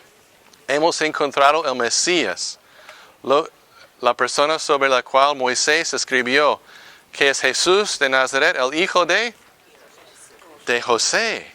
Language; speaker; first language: Spanish; non-native, fluent; English